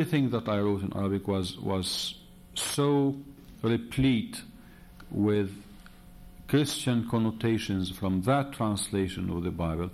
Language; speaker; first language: English; non-native, fluent; Arabic